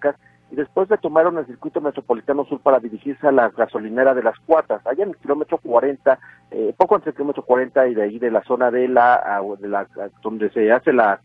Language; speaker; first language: Spanish; native; Spanish